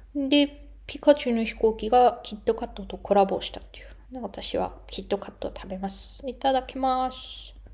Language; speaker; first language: Japanese; non-native, fluent; German